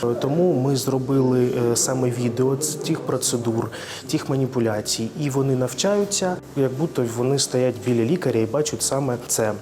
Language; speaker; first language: Ukrainian; non-native, local second language; Russian